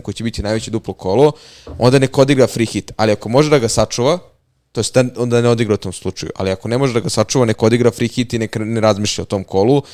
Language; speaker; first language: Serbian; native; Serbian